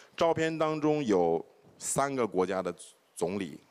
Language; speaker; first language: Chinese; native; Chinese